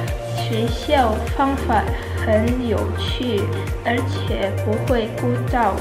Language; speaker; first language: Chinese; non-native, learner; Indonesian